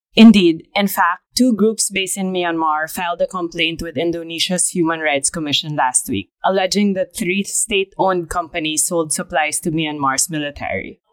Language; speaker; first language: English; non-native, local second language; Filipino